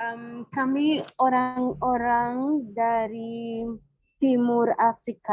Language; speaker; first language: Indonesian; non-native, learner; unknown